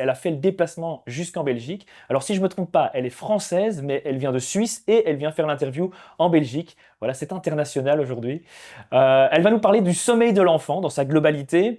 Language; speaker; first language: French; native; French